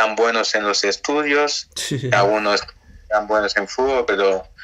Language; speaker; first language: Spanish; non-native, fluent; Nigerian Pidgin